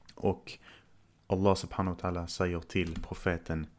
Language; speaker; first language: Swedish; native; Swedish